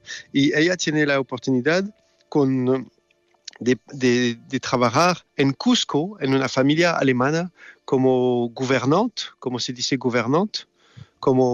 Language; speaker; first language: Spanish; non-native, fluent; French